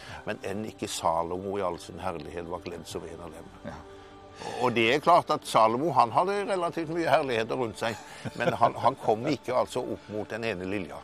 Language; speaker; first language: Norwegian; native; Norwegian